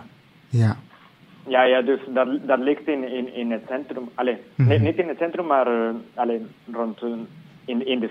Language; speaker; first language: Dutch; non-native, fluent; Spanish